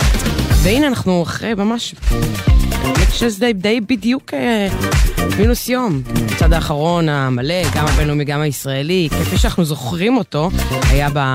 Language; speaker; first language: Hebrew; native; Hebrew